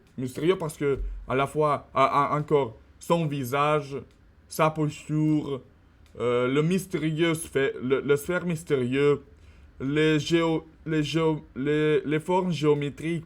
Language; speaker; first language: French; non-native, learner; Russian